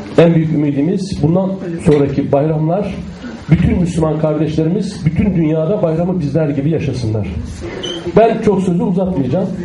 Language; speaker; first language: Turkish; native; Turkish